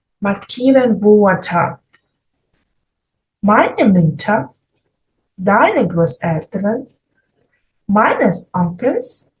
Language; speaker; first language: German; non-native, fluent; Ukrainian